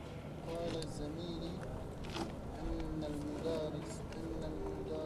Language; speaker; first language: Arabic; non-native, learner; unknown